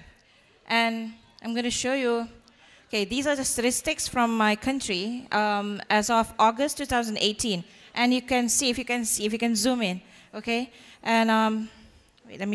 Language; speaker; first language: English; non-native, local second language; Malay